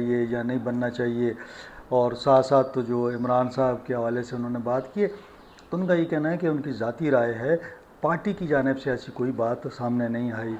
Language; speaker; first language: Urdu; native; Urdu